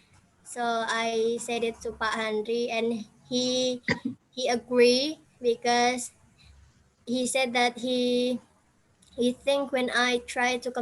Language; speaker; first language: English; non-native, fluent; Indonesian